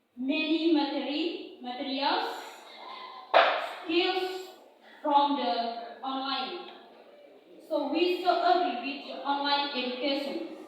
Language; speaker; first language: English; non-native, learner; Indonesian